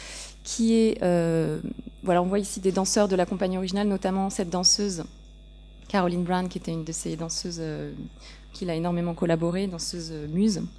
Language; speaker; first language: French; native; French